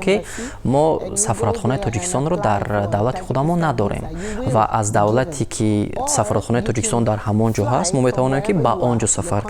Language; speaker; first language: Persian; non-native, fluent; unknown